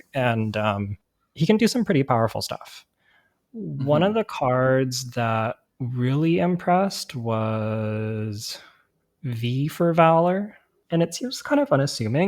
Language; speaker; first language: English; native; English